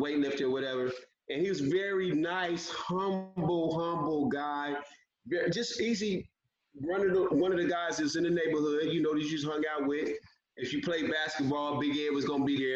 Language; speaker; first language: English; native; English